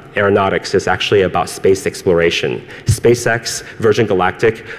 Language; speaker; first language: English; early bilingual, other home language; Cantonese